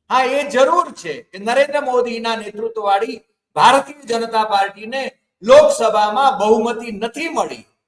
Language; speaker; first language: Gujarati; native; Gujarati